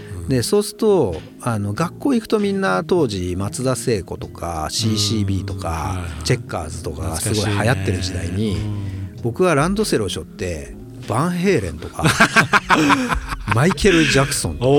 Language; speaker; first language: Japanese; native; Japanese